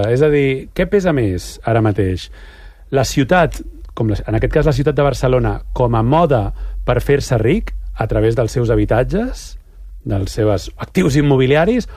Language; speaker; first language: Catalan; native; Catalan